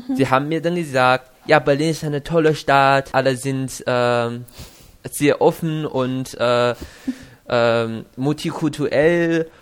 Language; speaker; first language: German; non-native, fluent; Chinese